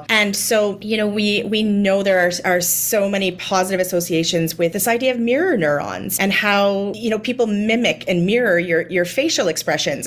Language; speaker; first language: English; native; English